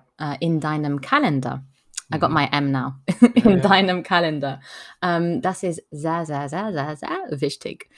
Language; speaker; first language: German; non-native, learner; French